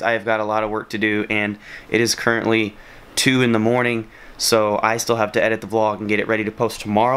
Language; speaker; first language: English; native; English